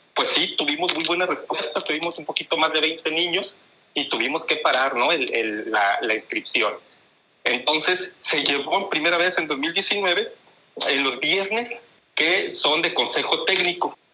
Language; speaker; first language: Spanish; native; Spanish